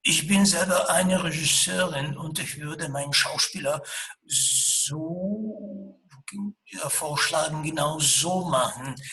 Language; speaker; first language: German; non-native, fluent; Russian